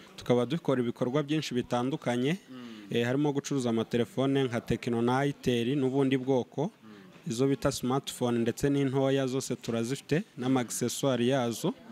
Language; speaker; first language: Kinyarwanda; native; Kinyarwanda